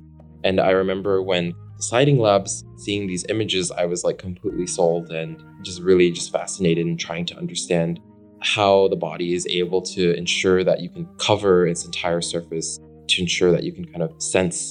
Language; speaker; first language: English; native; English